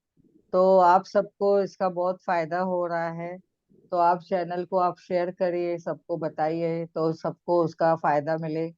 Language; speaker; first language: Hindi; native; Hindi